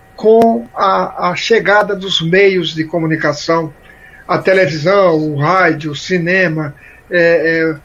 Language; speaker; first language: Portuguese; native; Portuguese